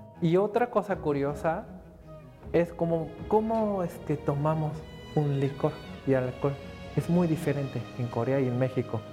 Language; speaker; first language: Spanish; non-native, fluent; Korean